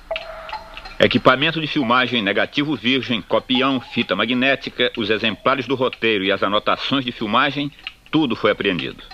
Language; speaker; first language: Portuguese; native; Portuguese